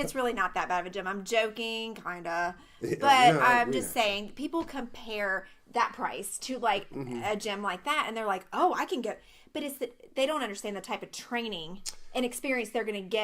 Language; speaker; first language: English; native; English